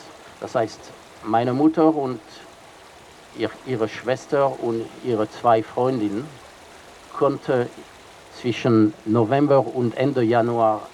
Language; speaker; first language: German; non-native, fluent; French